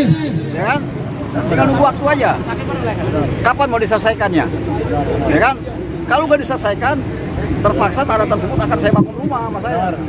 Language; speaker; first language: Indonesian; native; Indonesian